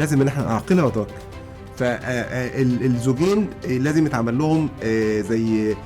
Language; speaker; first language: Arabic; native; Arabic